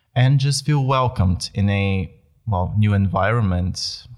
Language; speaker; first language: English; non-native, fluent; Bulgarian